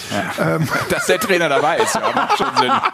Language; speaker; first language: German; native; German